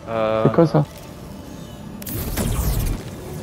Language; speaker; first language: French; native; French